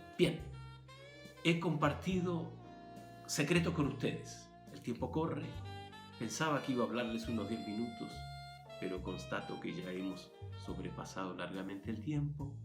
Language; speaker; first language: Spanish; native; Spanish